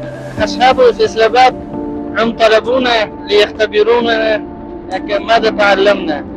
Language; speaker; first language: Arabic; non-native, learner; Pashto